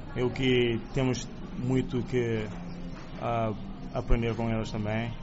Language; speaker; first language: Portuguese; non-native, local second language; Kabuverdianu